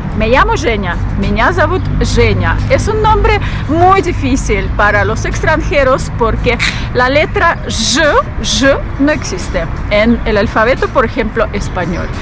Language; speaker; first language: Spanish; non-native, fluent; Russian